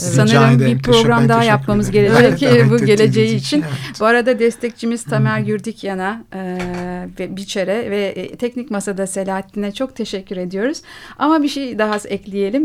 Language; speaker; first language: Turkish; native; Turkish